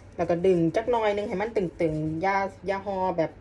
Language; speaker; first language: Thai; non-native, local second language; Northeastern Thai